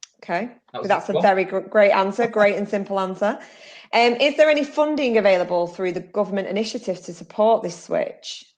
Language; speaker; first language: English; native; English